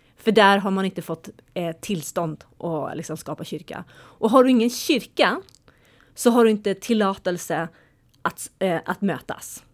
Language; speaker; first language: Swedish; native; Swedish